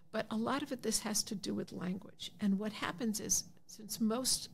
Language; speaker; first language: English; native; English